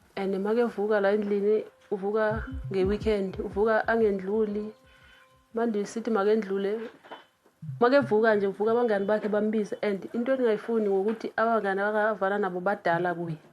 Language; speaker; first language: Zulu; non-native, local second language; Xhosa